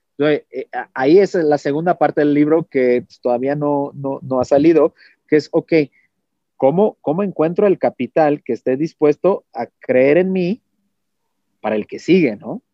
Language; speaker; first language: Spanish; non-native, fluent; Portuguese